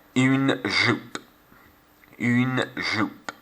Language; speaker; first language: French; non-native, fluent; English